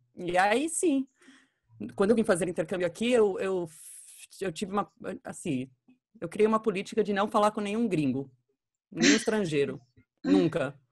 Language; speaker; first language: Portuguese; non-native, fluent; English